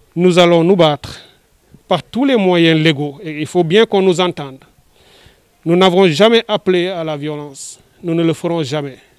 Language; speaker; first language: French; non-native, local second language; Wolof